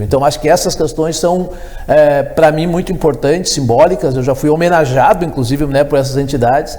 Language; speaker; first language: Portuguese; native; Portuguese